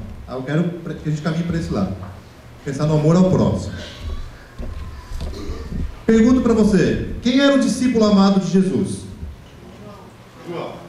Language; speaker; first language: Portuguese; native; Portuguese